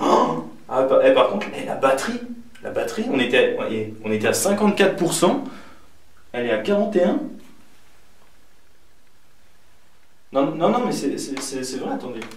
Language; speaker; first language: French; native; French